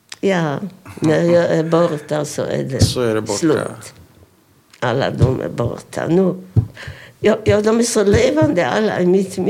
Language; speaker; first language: Swedish; non-native, fluent; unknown